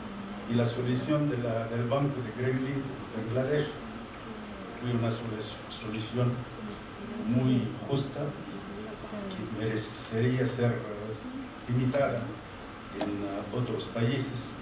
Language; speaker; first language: Spanish; non-native, fluent; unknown